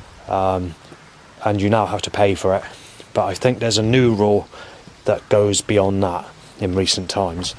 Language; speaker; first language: English; native; English